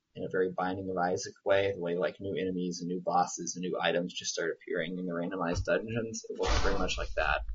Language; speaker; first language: English; native; English